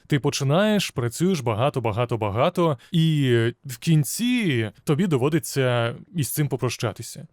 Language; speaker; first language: Ukrainian; non-native, local second language; Russian